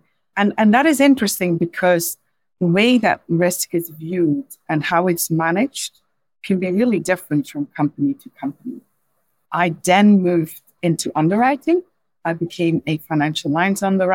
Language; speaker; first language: English; non-native, fluent; Dutch